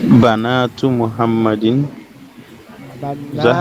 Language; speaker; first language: Arabic; non-native, learner; French